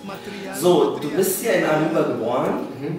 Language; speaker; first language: German; native; German